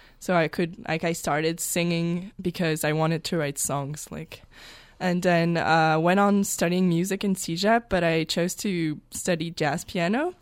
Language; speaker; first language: English; non-native, local second language; French